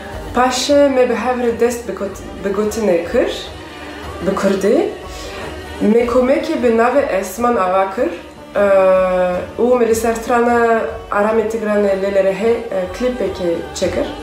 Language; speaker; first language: Kurdish; non-native, fluent; French